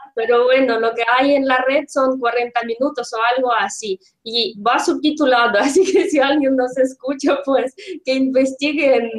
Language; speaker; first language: Spanish; non-native, fluent; Russian